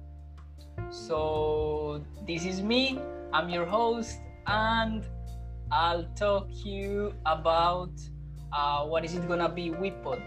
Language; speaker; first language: English; non-native, fluent; Spanish